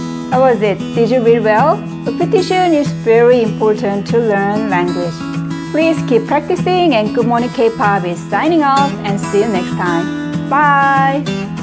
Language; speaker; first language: English; non-native, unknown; Korean